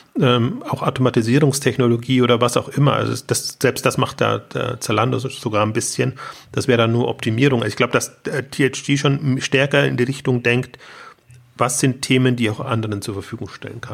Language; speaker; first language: German; native; German